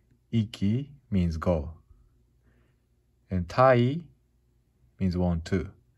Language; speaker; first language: English; non-native, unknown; Japanese